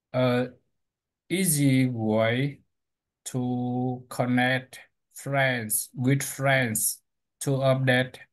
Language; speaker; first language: English; non-native, learner; Vietnamese